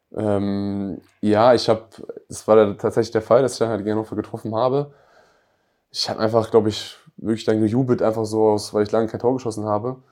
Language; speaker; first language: German; early bilingual, other home language; Albanian